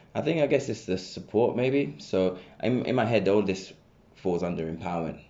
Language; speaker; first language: English; native; English